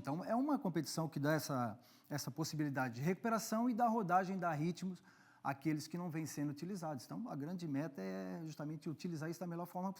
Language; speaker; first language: Portuguese; native; Portuguese